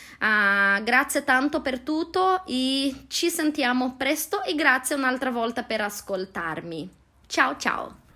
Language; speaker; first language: Italian; non-native, learner; Portuguese